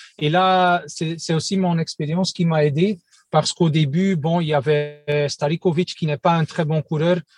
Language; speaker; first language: French; non-native, local second language; Dutch